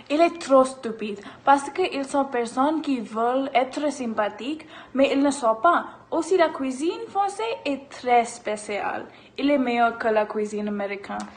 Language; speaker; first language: French; non-native, learner; English